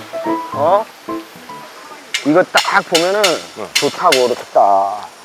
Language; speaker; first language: Korean; native; Korean